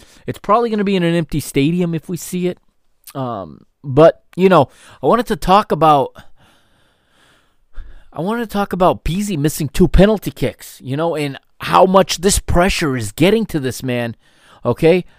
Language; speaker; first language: English; native; English